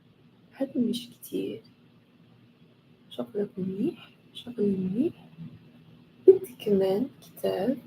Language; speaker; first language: Arabic; non-native, learner; English